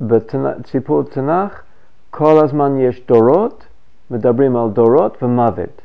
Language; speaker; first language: Hebrew; non-native, fluent; English